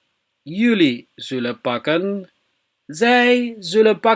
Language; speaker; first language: Dutch; non-native, fluent; Somali